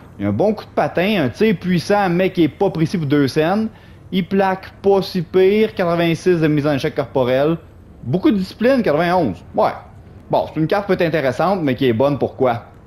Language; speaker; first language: French; native; French